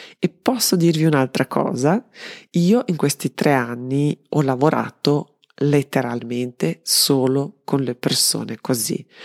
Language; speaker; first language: Italian; non-native, fluent; Serbian